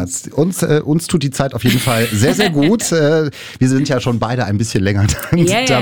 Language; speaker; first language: German; native; German